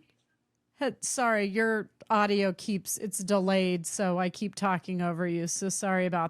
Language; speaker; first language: English; native; English